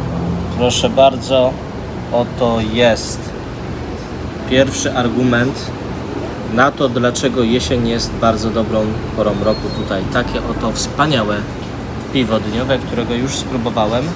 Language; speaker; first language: Polish; native; Polish